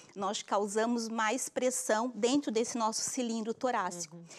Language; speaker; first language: Portuguese; native; Portuguese